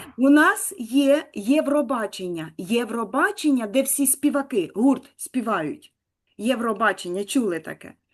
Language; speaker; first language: Ukrainian; native; Ukrainian